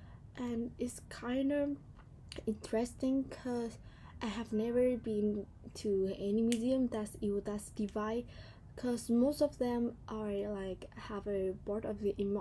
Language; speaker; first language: English; non-native, learner; Vietnamese